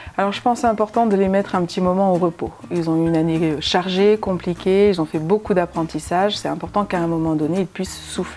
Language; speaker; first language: French; native; French